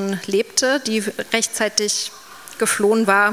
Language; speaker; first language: German; native; German